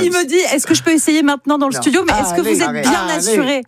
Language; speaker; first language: French; native; French